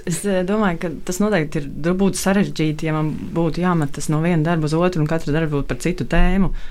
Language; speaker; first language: Latvian; native; Latvian